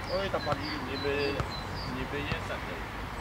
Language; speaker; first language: Polish; native; Polish